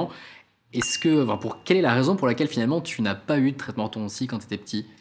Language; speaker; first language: French; native; French